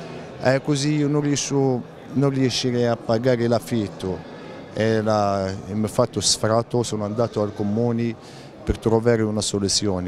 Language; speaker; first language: Italian; non-native, learner; Arabic